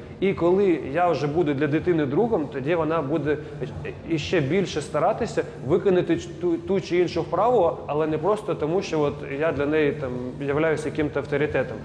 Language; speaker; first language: Ukrainian; non-native, local second language; Russian